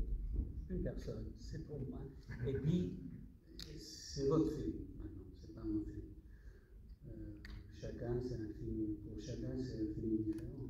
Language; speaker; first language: French; non-native, fluent; English